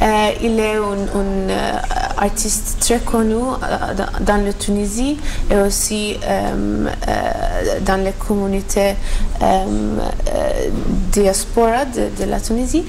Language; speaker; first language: French; non-native, learner; Maltese